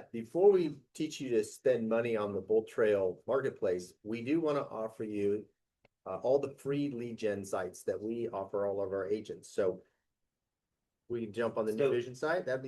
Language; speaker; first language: English; native; English